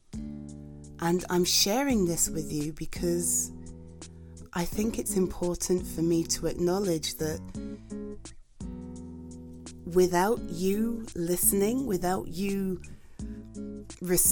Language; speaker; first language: English; native; English